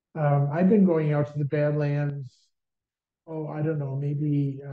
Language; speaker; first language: English; native; English